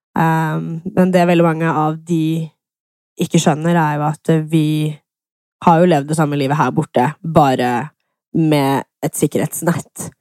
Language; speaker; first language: Norwegian; early bilingual, other home language; English